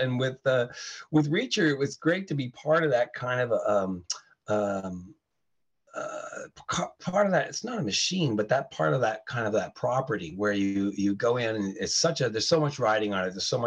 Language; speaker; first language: English; native; English